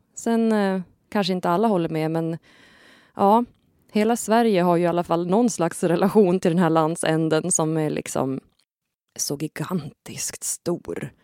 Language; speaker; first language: Swedish; native; Swedish